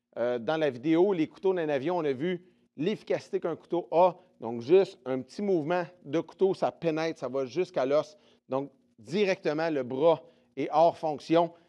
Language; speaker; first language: French; native; French